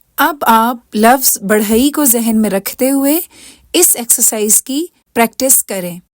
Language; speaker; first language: Urdu; native; Urdu